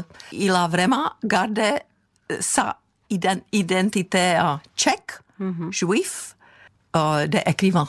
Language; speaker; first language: French; non-native, fluent; Czech